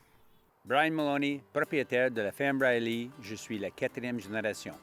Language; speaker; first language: French; non-native, local second language; English